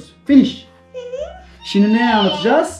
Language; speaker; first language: Turkish; native; Turkish